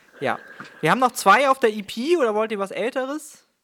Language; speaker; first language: German; native; German